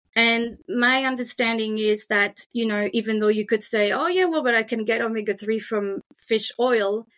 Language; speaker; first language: English; non-native, fluent; French